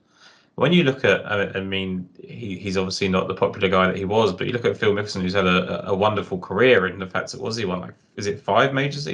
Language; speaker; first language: English; native; English